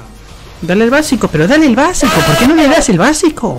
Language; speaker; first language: Spanish; native; Spanish